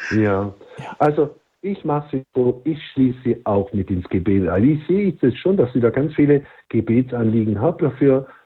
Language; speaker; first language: German; native; German